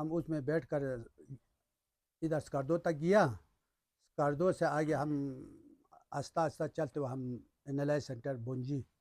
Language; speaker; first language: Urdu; non-native, local second language; Balti